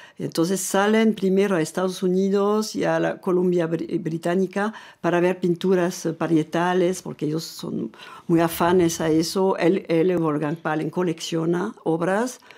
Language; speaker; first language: Spanish; non-native, fluent; French